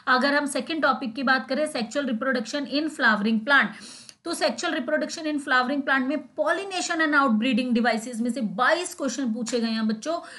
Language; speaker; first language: Hindi; native; Hindi